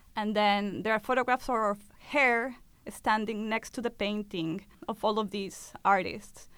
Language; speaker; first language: English; non-native, fluent; Spanish